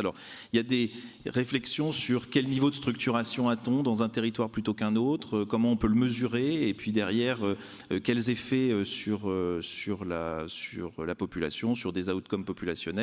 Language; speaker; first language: French; native; French